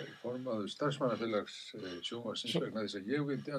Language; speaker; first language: Icelandic; native; Icelandic